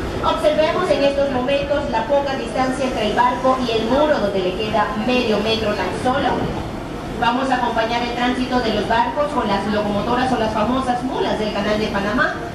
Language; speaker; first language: Spanish; native; Spanish